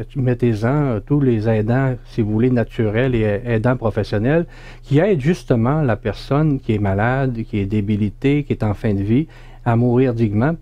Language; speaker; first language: French; native; French